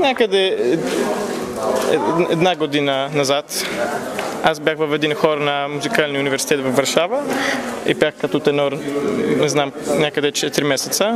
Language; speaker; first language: Bulgarian; early bilingual, heritage; Polish